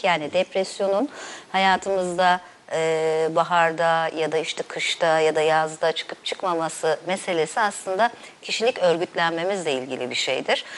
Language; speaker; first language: Turkish; native; Turkish